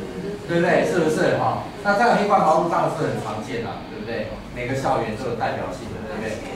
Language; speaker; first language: Chinese; native; Chinese